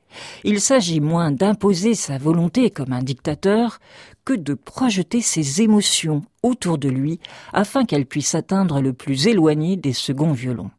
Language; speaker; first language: French; native; French